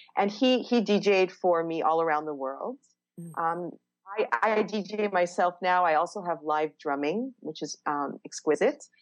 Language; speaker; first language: English; non-native, fluent; Hebrew